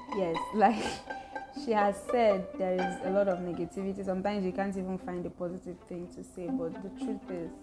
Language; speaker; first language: English; non-native, local second language; Igbo